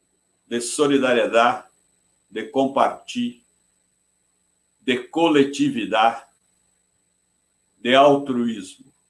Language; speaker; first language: Spanish; non-native, fluent; Portuguese